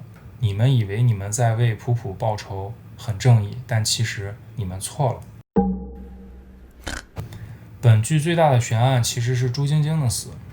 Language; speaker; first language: Chinese; native; Chinese